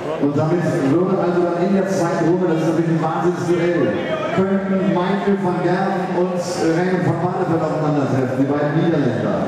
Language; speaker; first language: German; native; German